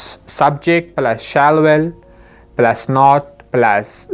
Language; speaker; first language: English; non-native, learner; Persian